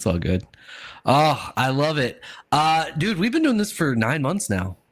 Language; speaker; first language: English; native; English